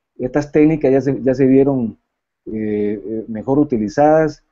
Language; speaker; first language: Spanish; native; Spanish